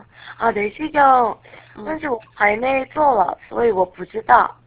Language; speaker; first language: Chinese; non-native, learner; Korean